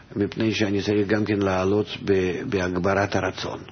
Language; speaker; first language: Hebrew; non-native, fluent; Russian